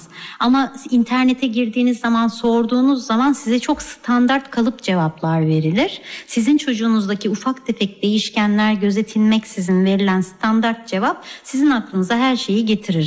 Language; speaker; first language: Turkish; native; Turkish